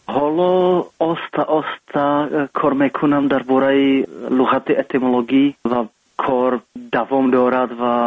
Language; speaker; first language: Persian; non-native, fluent; Czech